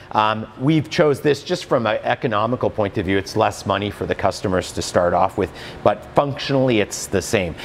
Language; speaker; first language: English; native; English